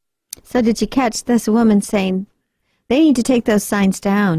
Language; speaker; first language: English; native; English